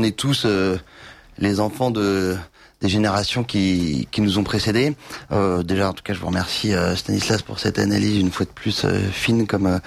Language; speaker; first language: French; native; French